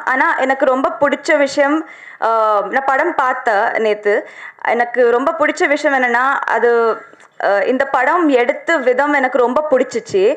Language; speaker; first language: Tamil; non-native, learner; Telugu